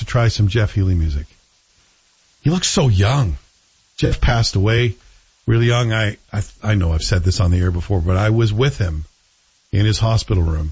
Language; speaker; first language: English; native; English